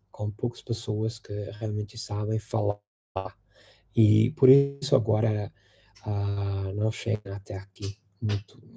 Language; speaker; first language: Portuguese; non-native, fluent; English